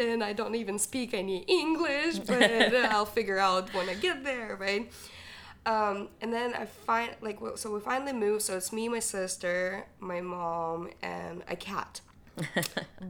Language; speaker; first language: English; non-native, fluent; Ukrainian